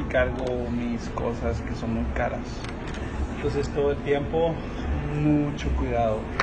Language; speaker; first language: Spanish; native; Spanish